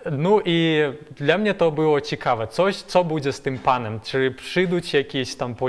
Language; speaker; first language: Polish; non-native, learner; Belarusian